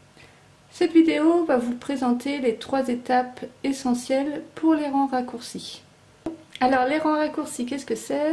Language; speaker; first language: French; native; French